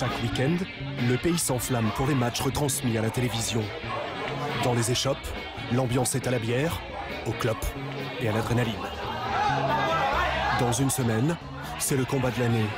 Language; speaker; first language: French; native; French